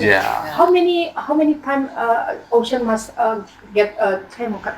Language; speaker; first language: English; non-native, learner; Indonesian